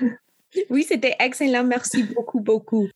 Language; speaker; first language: French; non-native, local second language; English